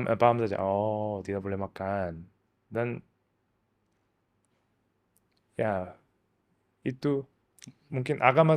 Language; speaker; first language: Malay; non-native, learner; Korean